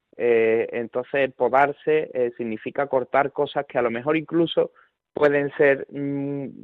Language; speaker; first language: Spanish; native; Spanish